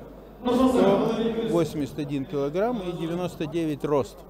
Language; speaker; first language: Russian; native; Russian